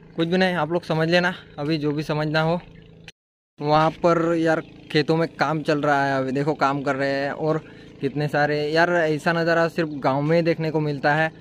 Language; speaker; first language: Hindi; non-native, local second language; Gujarati